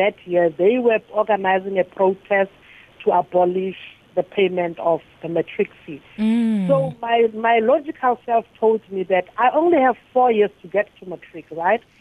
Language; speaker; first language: English; non-native, local second language; Tswana